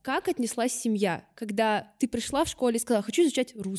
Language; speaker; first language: Russian; native; Russian